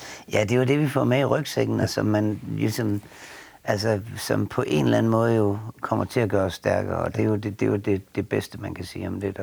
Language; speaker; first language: Danish; native; Danish